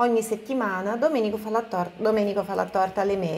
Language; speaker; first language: Italian; non-native, fluent; Portuguese